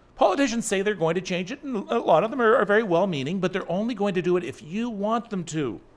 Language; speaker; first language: English; native; English